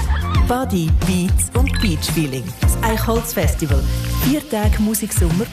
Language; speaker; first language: German; native; German